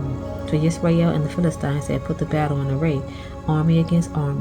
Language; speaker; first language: English; native; English